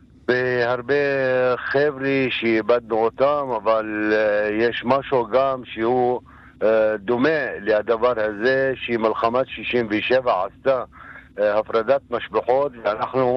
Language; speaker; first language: Hebrew; non-native, local second language; Arabic